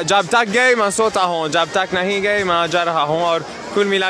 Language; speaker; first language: Hindi; non-native, learner; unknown